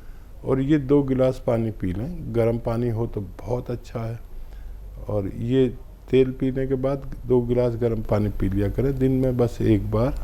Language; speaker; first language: Hindi; native; Hindi